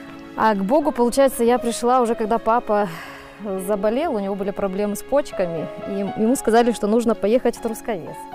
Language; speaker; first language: Russian; native; Russian